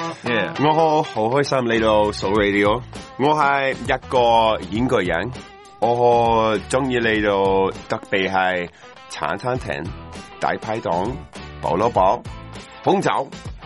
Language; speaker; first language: Cantonese; non-native, learner; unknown